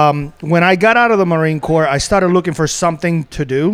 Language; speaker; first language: English; non-native, fluent; Spanish